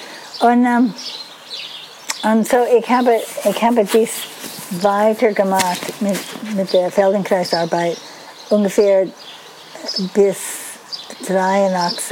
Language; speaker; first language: German; non-native, fluent; English